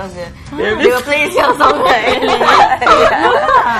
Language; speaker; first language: English; native; English